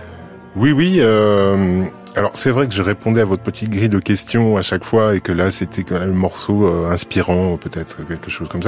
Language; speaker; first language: French; native; French